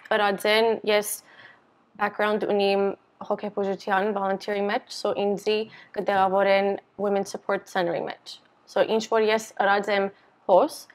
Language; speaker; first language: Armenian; early bilingual, heritage; Armenian